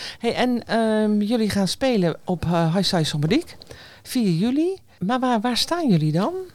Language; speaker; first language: Dutch; native; Dutch